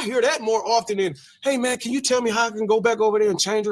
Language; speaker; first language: English; native; English